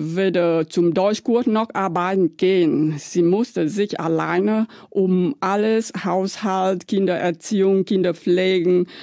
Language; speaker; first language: German; non-native, fluent; Vietnamese